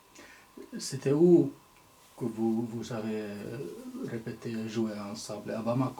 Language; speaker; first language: French; non-native, fluent; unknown